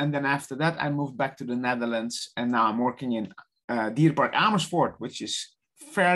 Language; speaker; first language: English; non-native, fluent; Dutch